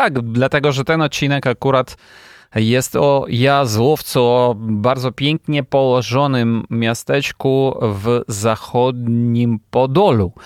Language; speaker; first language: Polish; non-native, fluent; Ukrainian